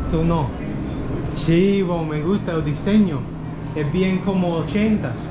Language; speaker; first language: Spanish; non-native, learner; English